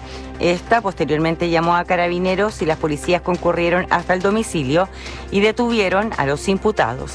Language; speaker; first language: Spanish; native; Spanish